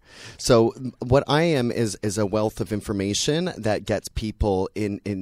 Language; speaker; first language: English; native; English